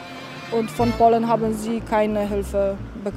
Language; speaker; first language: German; non-native, learner; Polish